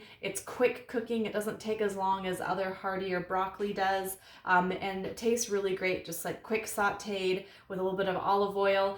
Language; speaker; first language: English; native; English